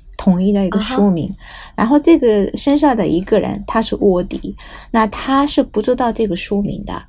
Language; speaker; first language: Chinese; non-native, fluent; Japanese